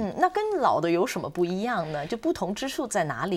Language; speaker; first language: Chinese; native; Chinese